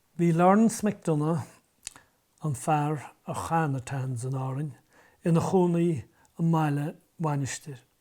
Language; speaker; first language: Irish; native; Irish